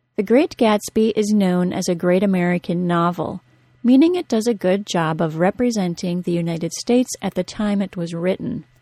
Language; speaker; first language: English; native; English